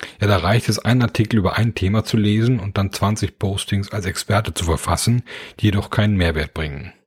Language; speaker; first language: German; native; German